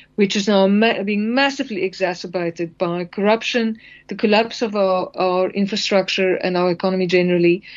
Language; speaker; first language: English; non-native, local second language; Afrikaans